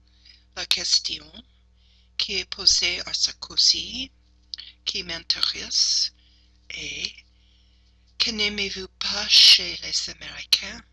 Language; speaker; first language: French; non-native, learner; English